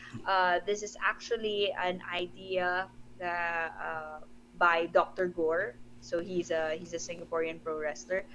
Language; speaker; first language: English; non-native, local second language; Filipino